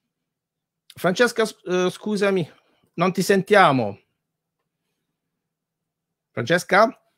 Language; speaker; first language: Italian; native; Italian